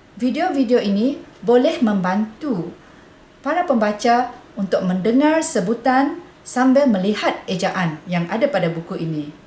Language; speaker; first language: Malay; non-native, local second language; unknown